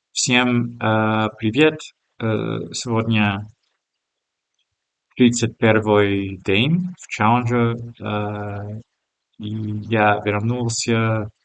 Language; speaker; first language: Russian; non-native, learner; English